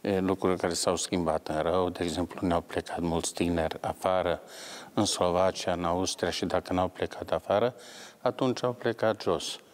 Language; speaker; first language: Romanian; non-native, local second language; Slovak